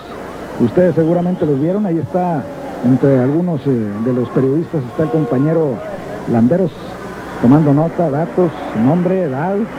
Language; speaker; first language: Spanish; native; Spanish